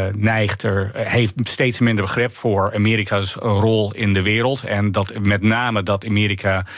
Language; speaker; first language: Dutch; non-native, fluent; English